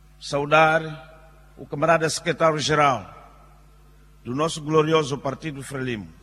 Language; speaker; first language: Portuguese; non-native, local second language; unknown